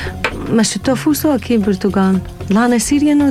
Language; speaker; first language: Portuguese; non-native, learner; Arabic